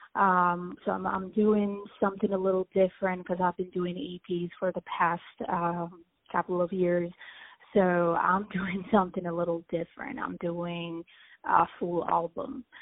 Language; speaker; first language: English; early bilingual, other home language; Italian